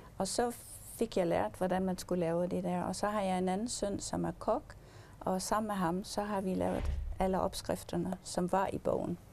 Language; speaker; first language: Danish; early bilingual, heritage; English